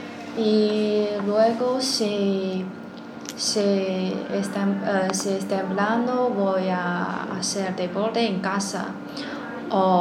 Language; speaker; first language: Spanish; non-native, learner; Chinese